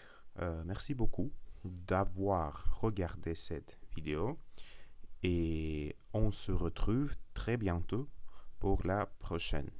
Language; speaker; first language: French; non-native, learner; Russian